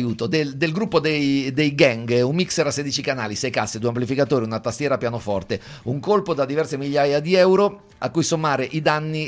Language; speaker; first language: Italian; native; Italian